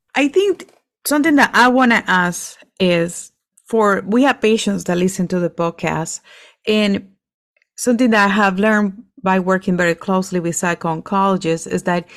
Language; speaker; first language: English; non-native, fluent; Spanish